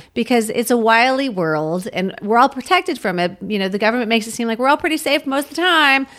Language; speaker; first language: English; native; English